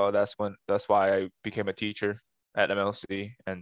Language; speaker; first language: English; non-native, fluent; Chinese